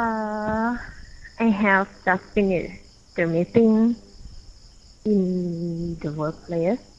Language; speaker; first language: English; non-native, learner; Thai